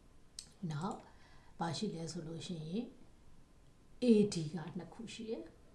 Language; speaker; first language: Burmese; native; Burmese